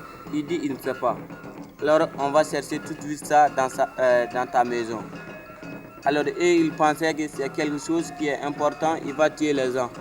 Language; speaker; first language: French; non-native, learner; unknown